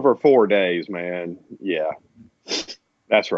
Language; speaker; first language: English; native; English